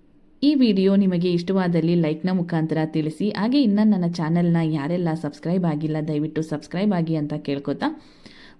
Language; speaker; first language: Kannada; native; Kannada